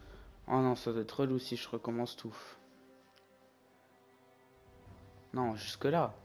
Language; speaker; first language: French; native; French